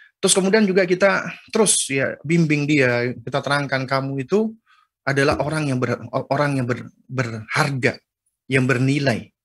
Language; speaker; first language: Indonesian; native; Indonesian